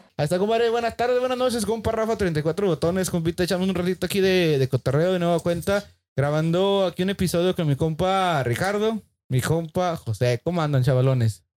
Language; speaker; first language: Spanish; early bilingual, heritage; Spanish